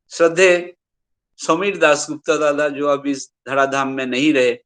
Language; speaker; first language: Hindi; non-native, local second language; Bangla